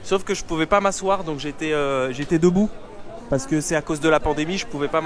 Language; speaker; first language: French; native; French